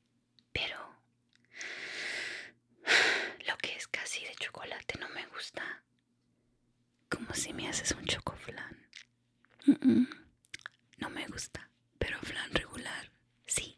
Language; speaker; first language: Spanish; early bilingual, heritage; Spanish